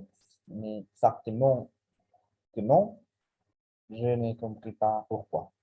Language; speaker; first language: French; non-native, learner; Spanish